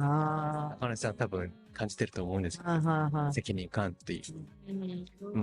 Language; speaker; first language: Japanese; non-native, fluent; Korean